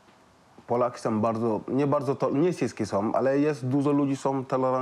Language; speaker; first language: Polish; non-native, learner; Wolof